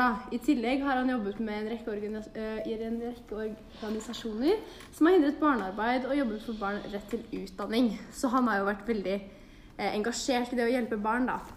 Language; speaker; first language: Norwegian; native; Norwegian